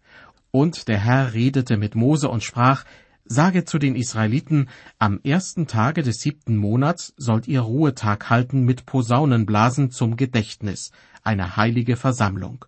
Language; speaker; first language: German; native; German